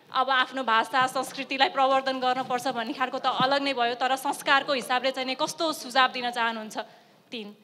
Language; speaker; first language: Nepali; early bilingual, heritage; Nepali